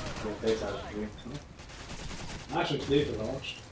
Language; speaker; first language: German; native; German